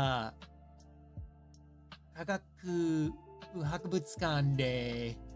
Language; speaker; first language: Japanese; non-native, learner; English